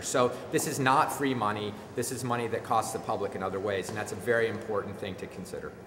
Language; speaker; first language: English; native; English